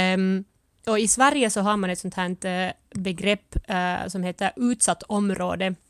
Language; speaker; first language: Swedish; early bilingual, other home language; Finnish